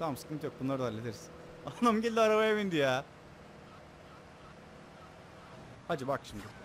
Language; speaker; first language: Turkish; native; Turkish